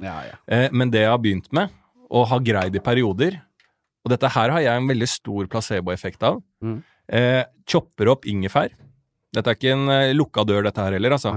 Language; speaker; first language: Norwegian; native; Norwegian